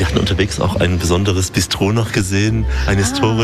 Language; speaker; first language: German; native; German